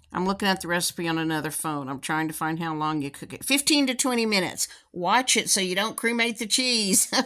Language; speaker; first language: English; native; English